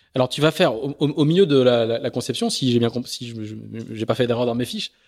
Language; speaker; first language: French; native; French